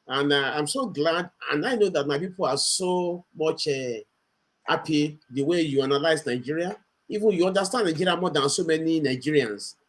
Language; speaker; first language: English; non-native, local second language; Yoruba